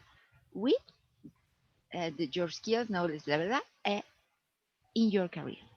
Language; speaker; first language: English; non-native, fluent; Spanish